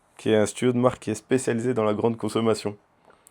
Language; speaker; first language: French; native; French